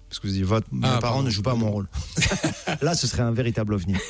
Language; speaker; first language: French; native; French